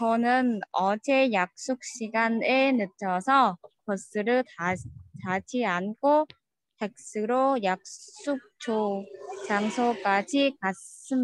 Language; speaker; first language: Korean; non-native, learner; Vietnamese